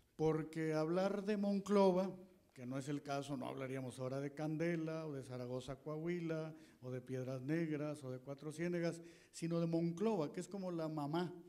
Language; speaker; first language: Spanish; native; Spanish